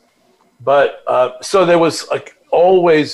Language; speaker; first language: English; native; English